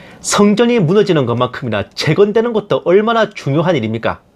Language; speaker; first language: Korean; native; Korean